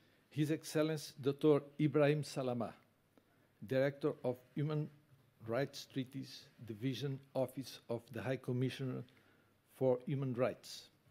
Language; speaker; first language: English; non-native, fluent; Portuguese